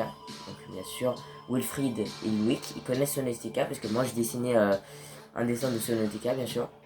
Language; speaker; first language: French; native; French